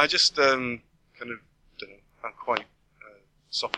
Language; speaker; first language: English; native; English